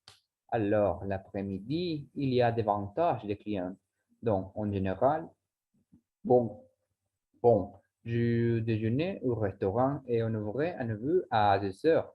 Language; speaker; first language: French; non-native, learner; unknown